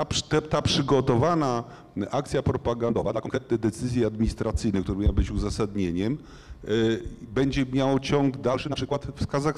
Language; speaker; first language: Polish; native; Polish